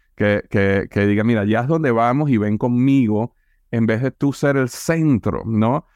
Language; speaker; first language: Spanish; native; Spanish